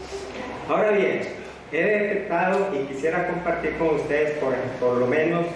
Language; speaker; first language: Spanish; native; Spanish